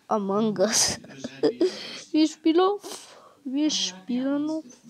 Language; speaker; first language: German; non-native, learner; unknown